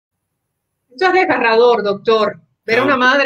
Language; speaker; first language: Spanish; native; Spanish